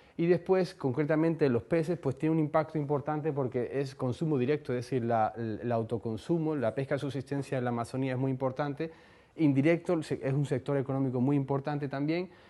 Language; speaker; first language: Spanish; native; Spanish